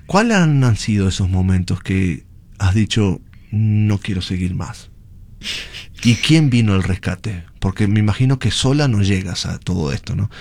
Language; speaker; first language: Spanish; native; Spanish